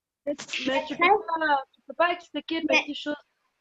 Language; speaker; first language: French; non-native, learner; Arabic